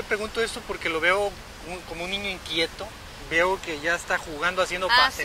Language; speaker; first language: Spanish; native; Spanish